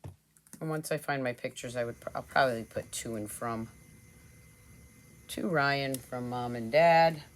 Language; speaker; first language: English; native; English